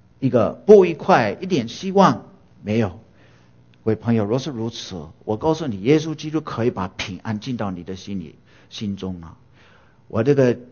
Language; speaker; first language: Chinese; non-native, fluent; English